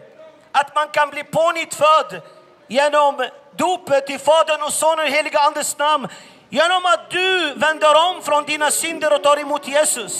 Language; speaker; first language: Swedish; non-native, fluent; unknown